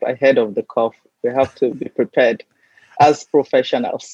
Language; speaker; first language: English; non-native, local second language; Hausa